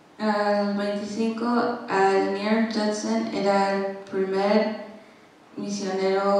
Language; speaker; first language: Spanish; non-native, learner; English